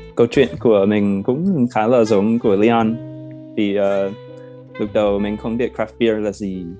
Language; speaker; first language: Vietnamese; non-native, fluent; English